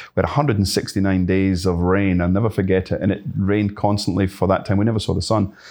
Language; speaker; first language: English; native; English